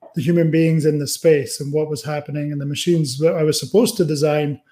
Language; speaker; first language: English; native; English